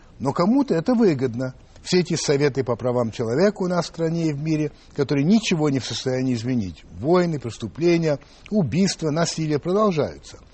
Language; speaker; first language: Russian; early bilingual, other home language; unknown